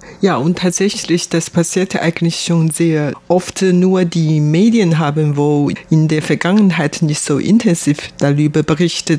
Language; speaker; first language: German; non-native, fluent; Chinese